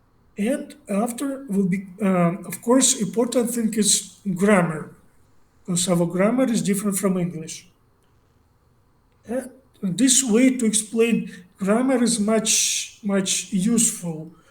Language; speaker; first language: English; non-native, learner; Russian